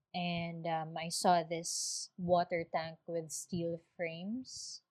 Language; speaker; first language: English; non-native, local second language; Waray